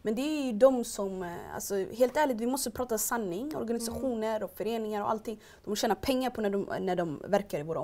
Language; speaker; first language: Swedish; early bilingual, other home language; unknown